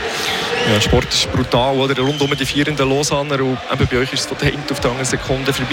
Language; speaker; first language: German; native; German